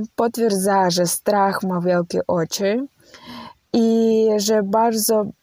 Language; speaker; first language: Polish; non-native, learner; Ukrainian